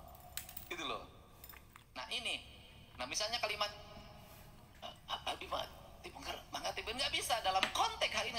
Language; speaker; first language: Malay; non-native, local second language; Sundanese